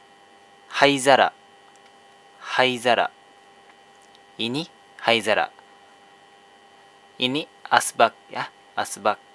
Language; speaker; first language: Indonesian; non-native, learner; Japanese